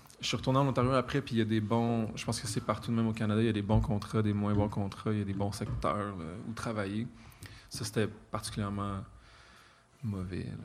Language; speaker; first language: French; native; French